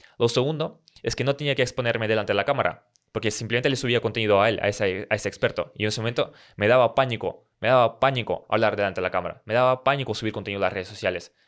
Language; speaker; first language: Spanish; early bilingual, other home language; Russian